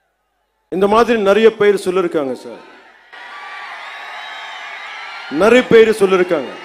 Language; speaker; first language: Tamil; non-native, fluent; Telugu